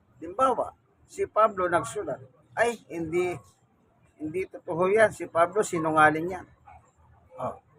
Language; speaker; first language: Filipino; native; Filipino